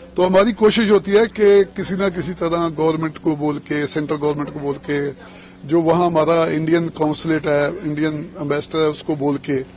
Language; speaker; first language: Hindi; non-native, local second language; Punjabi